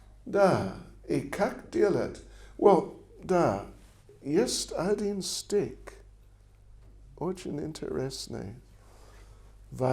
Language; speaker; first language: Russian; non-native, learner; English